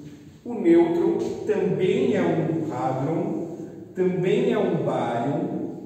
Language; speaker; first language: Portuguese; native; Portuguese